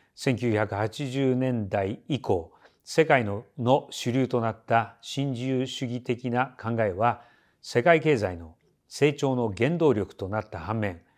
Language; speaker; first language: Japanese; native; Japanese